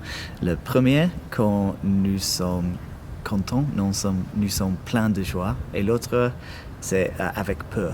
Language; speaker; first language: French; non-native, learner; English